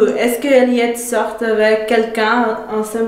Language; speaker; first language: French; non-native, learner; English